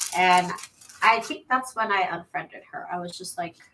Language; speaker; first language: English; native; English